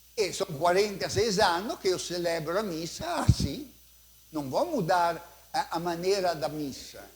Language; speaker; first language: Portuguese; non-native, fluent; Italian